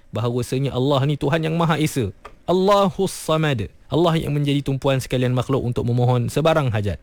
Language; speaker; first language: Malay; native; Malay